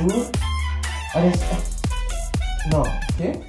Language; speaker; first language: Spanish; native; Spanish